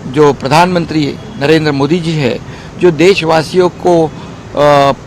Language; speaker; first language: Hindi; non-native, local second language; Marathi